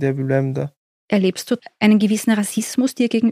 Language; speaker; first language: German; native; German